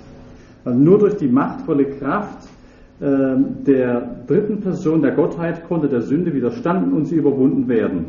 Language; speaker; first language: German; native; German